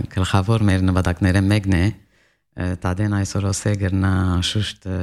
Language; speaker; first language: Armenian; early bilingual, heritage; Armenian